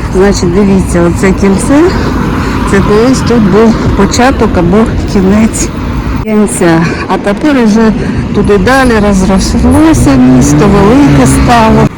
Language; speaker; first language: Ukrainian; non-native, local second language; Russian